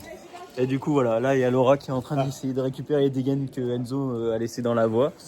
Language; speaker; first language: French; native; French